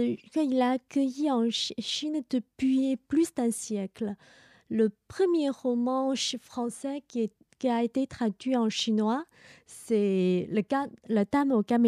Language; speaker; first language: French; non-native, fluent; Chinese